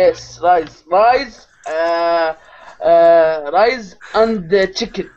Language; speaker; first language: English; non-native, learner; Arabic